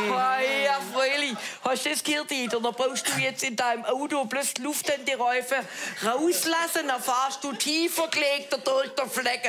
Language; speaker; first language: German; native; German